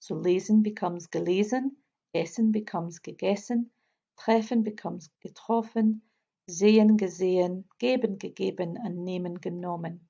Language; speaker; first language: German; non-native, fluent; English